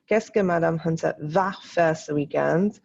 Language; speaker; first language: French; non-native, fluent; English